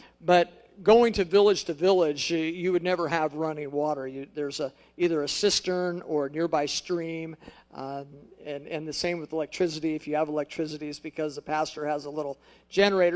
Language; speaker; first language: English; native; English